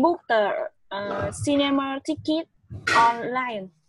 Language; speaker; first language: English; non-native, learner; Vietnamese